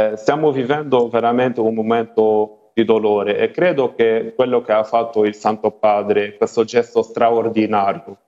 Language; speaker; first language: Italian; non-native, fluent; Arabic